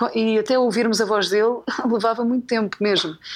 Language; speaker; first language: Portuguese; native; Portuguese